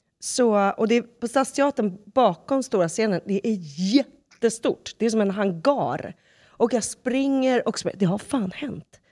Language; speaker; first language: Swedish; native; Swedish